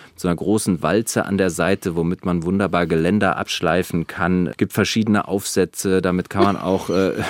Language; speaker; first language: German; native; German